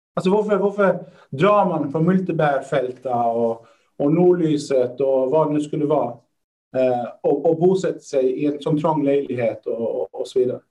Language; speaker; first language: Swedish; early bilingual, other home language; Persian